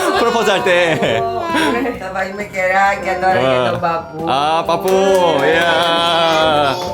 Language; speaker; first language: Korean; native; Korean